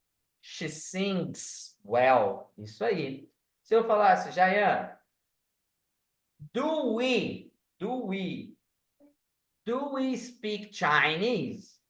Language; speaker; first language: English; non-native, fluent; Portuguese